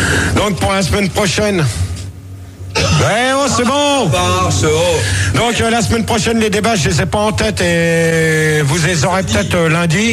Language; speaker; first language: French; native; French